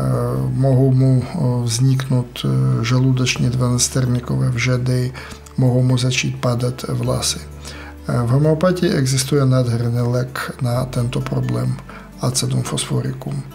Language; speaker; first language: Czech; non-native, fluent; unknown